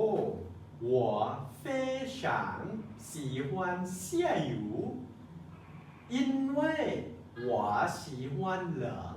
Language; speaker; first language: Chinese; non-native, learner; Lao